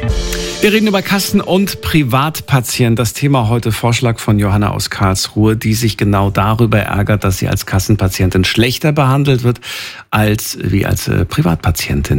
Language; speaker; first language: German; native; German